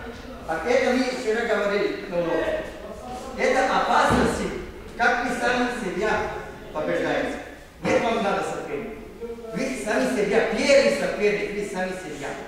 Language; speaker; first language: Russian; non-native, learner; Serbian